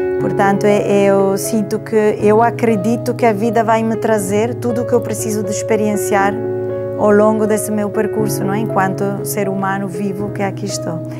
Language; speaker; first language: Portuguese; non-native, fluent; Italian